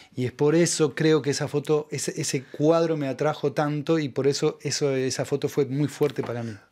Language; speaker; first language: Spanish; native; Spanish